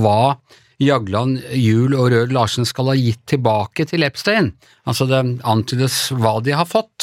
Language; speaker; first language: Norwegian; native; Norwegian